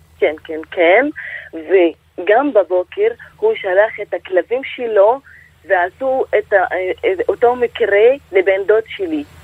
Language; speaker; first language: Hebrew; non-native, local second language; Arabic